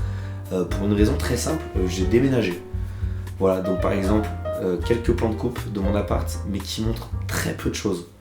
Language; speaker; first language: French; native; French